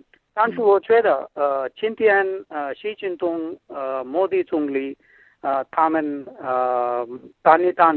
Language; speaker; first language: Chinese; non-native, fluent; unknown